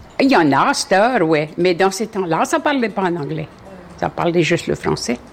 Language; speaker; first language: French; native; French